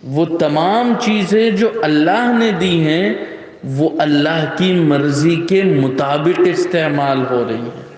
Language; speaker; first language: Urdu; native; Urdu